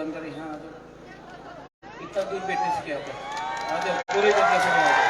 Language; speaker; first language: Hindi; non-native, local second language; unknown